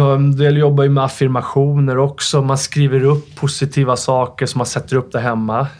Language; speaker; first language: Swedish; native; Swedish